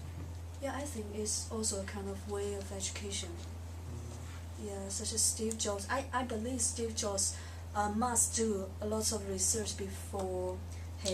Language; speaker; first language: English; non-native, learner; Chinese